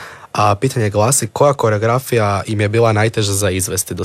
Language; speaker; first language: Serbian; native; Serbian